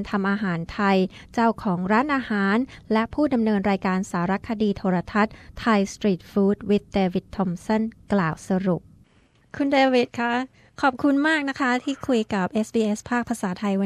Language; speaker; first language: Thai; native; Thai